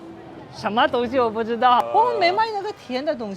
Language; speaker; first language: Chinese; non-native, fluent; Urdu